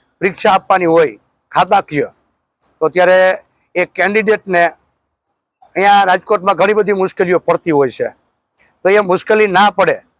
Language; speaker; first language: Gujarati; native; Gujarati